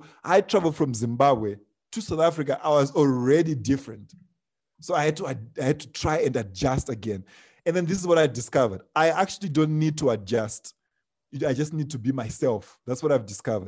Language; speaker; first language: English; non-native, local second language; Shona